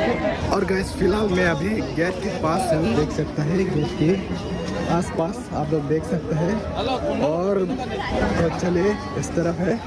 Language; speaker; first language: Hindi; non-native, local second language; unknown